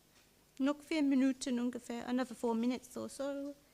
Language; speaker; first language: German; non-native, learner; English